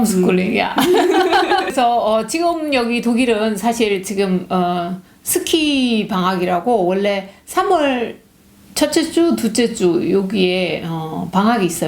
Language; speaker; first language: Korean; early bilingual, heritage; Korean